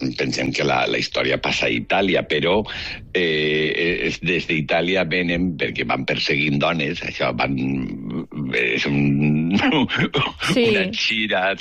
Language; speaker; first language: Catalan; native; Catalan